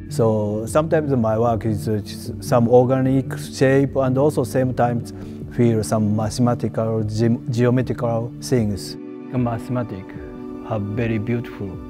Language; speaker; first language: English; non-native, learner; Japanese